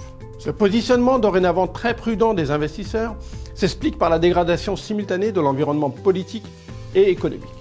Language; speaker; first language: French; native; French